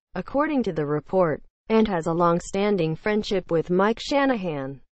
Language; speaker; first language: English; native; English